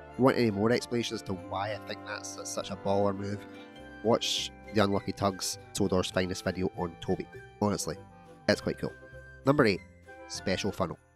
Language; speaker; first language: English; native; English